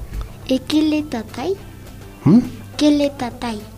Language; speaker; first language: French; non-native, learner; Spanish